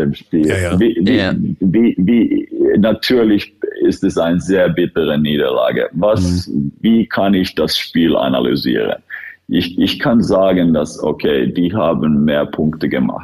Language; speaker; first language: German; non-native, fluent; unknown